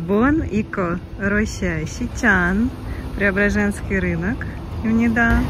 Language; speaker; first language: Korean; non-native, learner; Russian